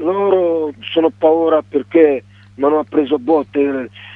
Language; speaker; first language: Italian; non-native, learner; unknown